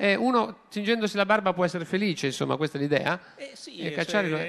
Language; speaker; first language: Italian; native; Italian